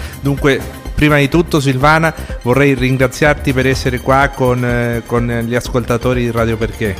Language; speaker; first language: Italian; early bilingual, heritage; Italian